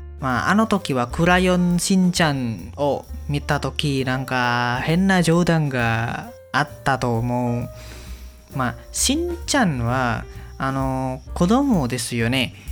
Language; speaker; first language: Japanese; non-native, learner; Indonesian